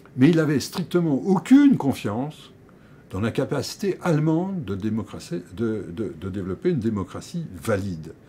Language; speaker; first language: French; native; French